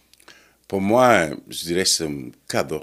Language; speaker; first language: French; non-native, fluent; Spanish